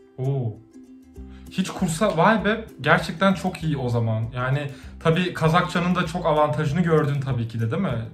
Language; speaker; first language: Turkish; native; Turkish